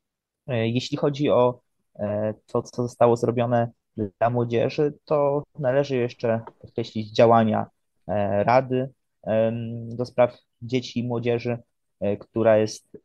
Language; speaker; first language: Polish; native; Polish